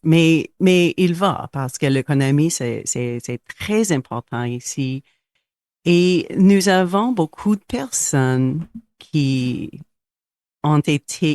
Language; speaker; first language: French; non-native, local second language; English